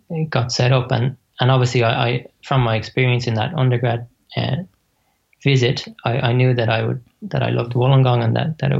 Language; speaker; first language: English; native; English